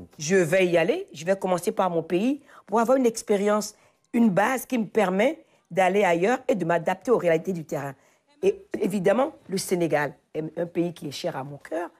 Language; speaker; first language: French; non-native, local second language; Fon